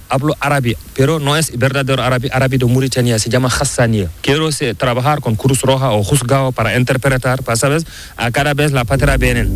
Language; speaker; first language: Spanish; non-native, learner; Fula